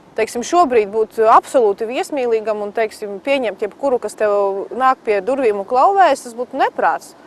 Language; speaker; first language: Latvian; native; Latvian